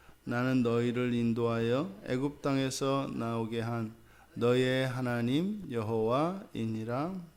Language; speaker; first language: Korean; native; Korean